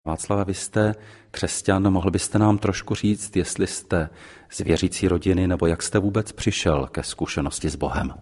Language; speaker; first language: Czech; native; Czech